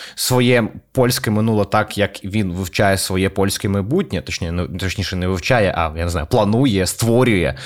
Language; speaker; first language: Ukrainian; non-native, local second language; Russian